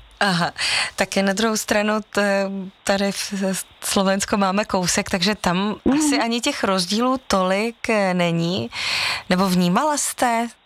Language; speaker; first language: Czech; native; Czech